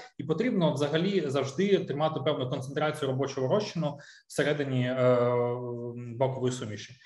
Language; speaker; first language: Ukrainian; non-native, local second language; Russian